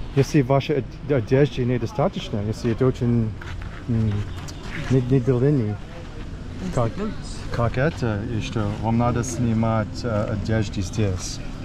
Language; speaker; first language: Russian; non-native, learner; English